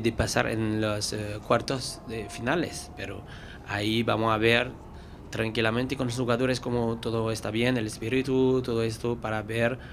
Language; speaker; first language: Spanish; non-native, learner; French